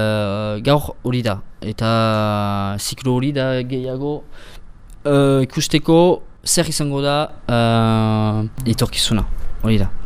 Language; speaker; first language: Basque; non-native, local second language; French